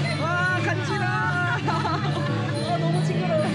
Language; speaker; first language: Korean; native; Korean